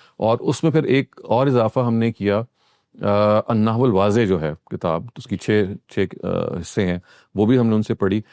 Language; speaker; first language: Urdu; native; Urdu